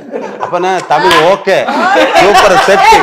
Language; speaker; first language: Tamil; non-native, learner; Malayalam